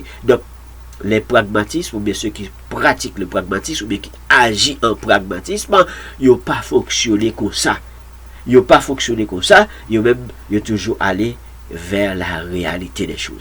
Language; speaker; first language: French; non-native, local second language; Haitian Creole